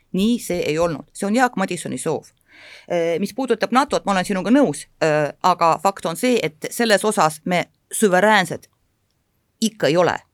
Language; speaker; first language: Estonian; non-native, local second language; Russian